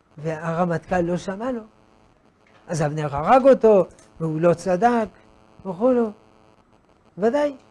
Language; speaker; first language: Hebrew; non-native, fluent; French